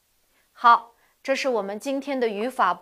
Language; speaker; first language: Chinese; non-native, local second language; Uyghur